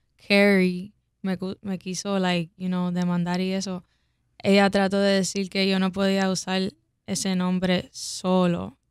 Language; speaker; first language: Spanish; early bilingual, heritage; Spanish